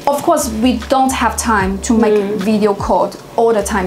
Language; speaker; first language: English; non-native, fluent; Chinese